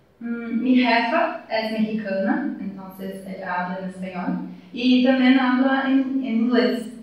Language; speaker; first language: Spanish; non-native, learner; Portuguese